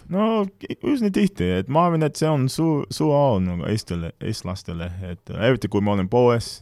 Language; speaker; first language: Estonian; non-native, fluent; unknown